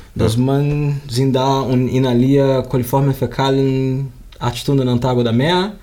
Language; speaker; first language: German; non-native, learner; Portuguese